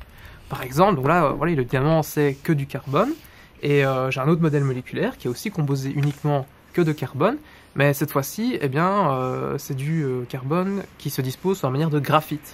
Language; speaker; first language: French; native; French